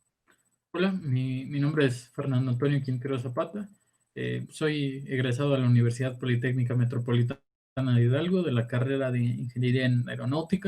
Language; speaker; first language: Spanish; native; Spanish